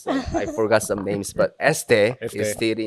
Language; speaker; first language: English; non-native, fluent; Korean